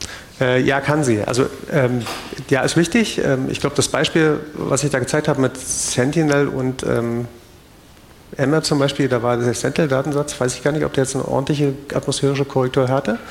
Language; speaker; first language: German; native; German